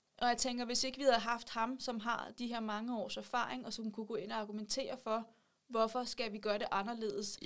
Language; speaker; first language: Danish; native; Danish